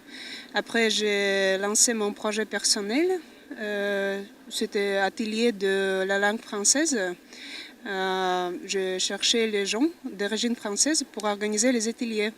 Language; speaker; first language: French; non-native, fluent; Russian